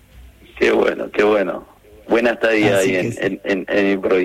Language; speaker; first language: Spanish; native; Spanish